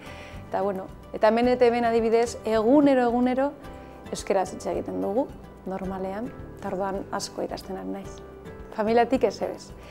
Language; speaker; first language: Basque; non-native, local second language; Spanish